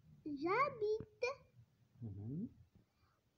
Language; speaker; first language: French; non-native, learner; Arabic